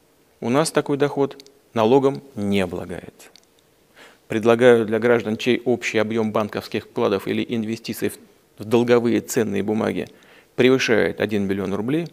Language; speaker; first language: Russian; native; Russian